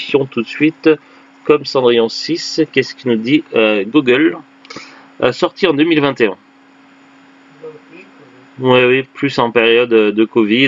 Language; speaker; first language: French; native; French